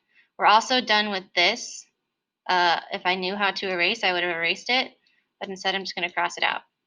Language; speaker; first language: English; native; English